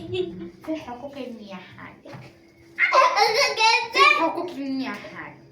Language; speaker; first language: Arabic; native; Arabic